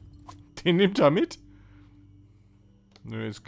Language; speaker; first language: German; native; German